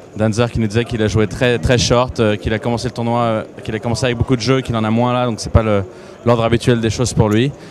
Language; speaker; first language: French; native; French